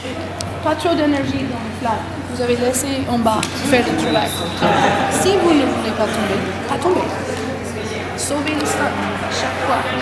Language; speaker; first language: French; non-native, learner; English